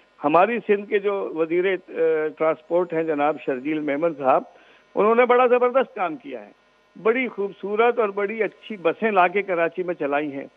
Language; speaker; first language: Urdu; non-native, local second language; Sindhi